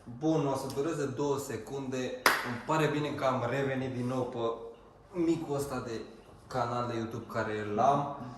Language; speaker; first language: Romanian; early bilingual, heritage; Romanian